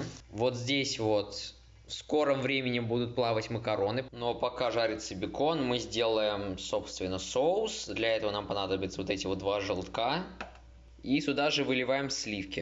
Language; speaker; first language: Russian; native; Russian